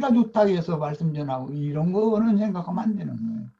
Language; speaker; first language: Korean; native; Korean